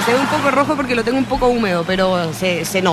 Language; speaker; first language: Spanish; native; Spanish